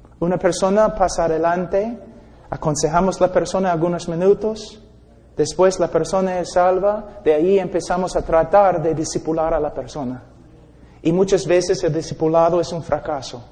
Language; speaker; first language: Spanish; non-native, fluent; English